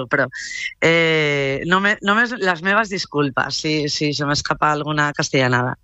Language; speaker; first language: Catalan; non-native, local second language; Spanish